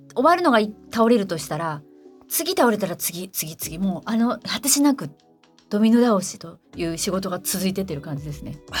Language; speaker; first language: Japanese; native; Japanese